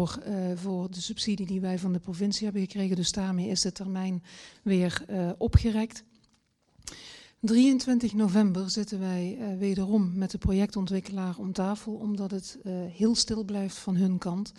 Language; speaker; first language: Dutch; native; Dutch